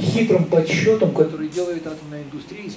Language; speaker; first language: Russian; native; Russian